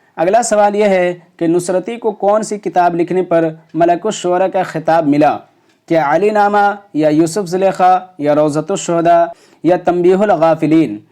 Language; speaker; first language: Urdu; native; Urdu